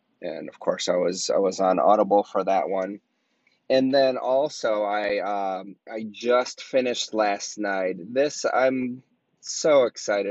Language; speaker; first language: English; native; English